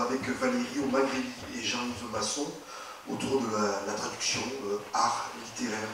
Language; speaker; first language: French; native; French